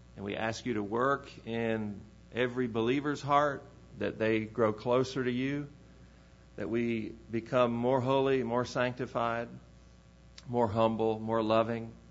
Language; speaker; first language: English; native; English